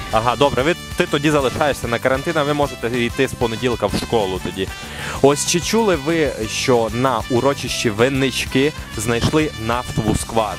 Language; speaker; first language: Ukrainian; native; Ukrainian